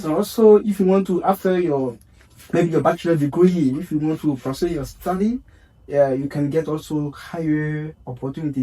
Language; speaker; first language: English; non-native, learner; French